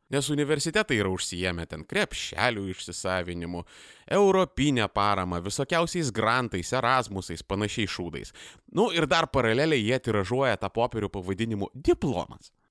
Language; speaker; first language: Lithuanian; native; Lithuanian